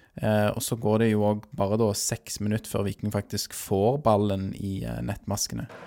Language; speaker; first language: Norwegian; native; Norwegian